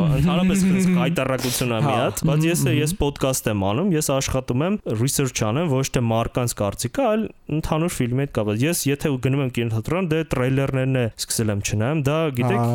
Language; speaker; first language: Armenian; native; Armenian